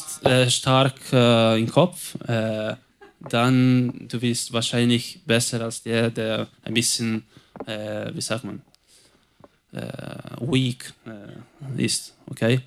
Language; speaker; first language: German; non-native, local second language; Italian